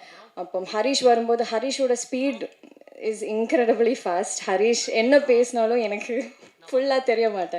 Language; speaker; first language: Tamil; non-native, learner; Malayalam